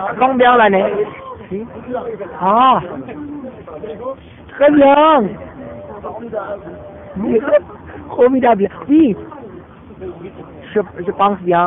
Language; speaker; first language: French; non-native, learner; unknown